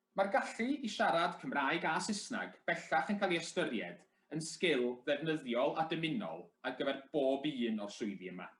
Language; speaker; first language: Welsh; native; Welsh